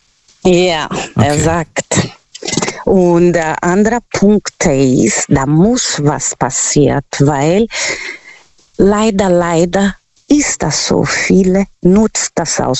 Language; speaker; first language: German; non-native, fluent; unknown